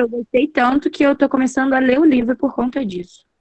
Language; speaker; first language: Portuguese; native; Portuguese